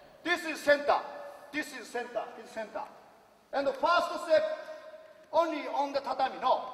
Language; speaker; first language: English; non-native, learner; Japanese